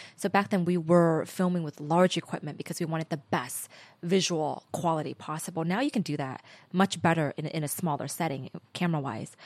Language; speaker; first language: English; early bilingual, other home language; Vietnamese